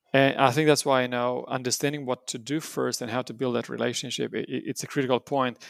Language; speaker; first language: English; non-native, fluent; Romanian